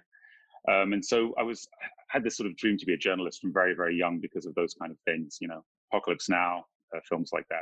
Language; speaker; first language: English; native; English